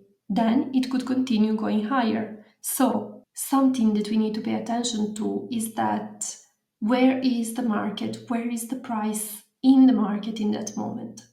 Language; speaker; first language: English; non-native, fluent; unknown